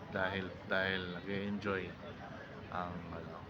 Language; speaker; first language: Filipino; native; Filipino